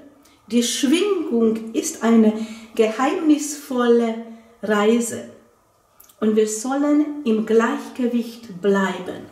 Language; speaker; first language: German; non-native, fluent; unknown